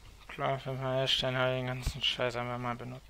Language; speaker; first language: German; native; German